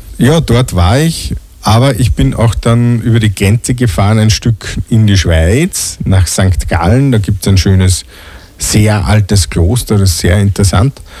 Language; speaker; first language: German; native; German